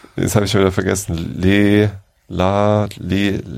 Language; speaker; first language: German; native; German